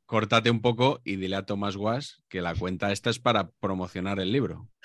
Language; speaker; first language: Spanish; native; Spanish